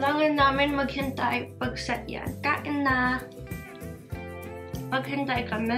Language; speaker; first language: Filipino; non-native, learner; English